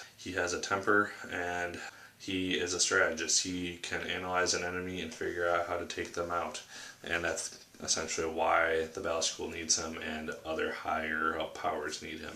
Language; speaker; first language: English; native; English